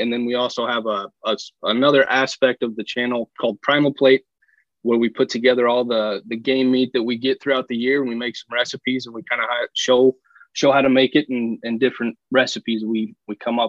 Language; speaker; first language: English; native; English